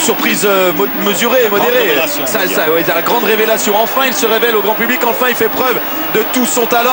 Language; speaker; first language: French; native; French